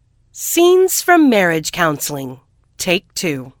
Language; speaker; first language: English; native; English